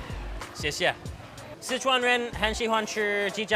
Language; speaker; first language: Chinese; non-native, learner; English